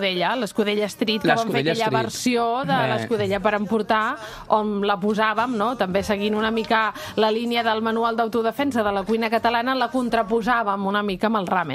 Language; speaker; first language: Catalan; native; Catalan